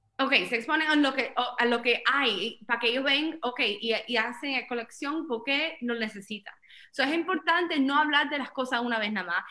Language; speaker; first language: Spanish; early bilingual, heritage; Spanish